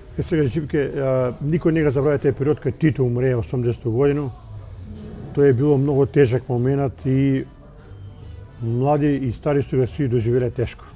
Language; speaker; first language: Macedonian; native; Macedonian